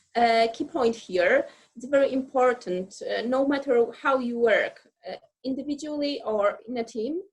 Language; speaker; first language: English; non-native, fluent; Polish